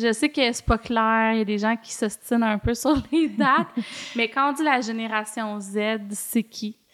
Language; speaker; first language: French; native; French